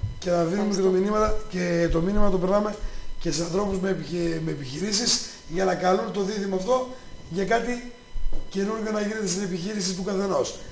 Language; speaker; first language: Greek; native; Greek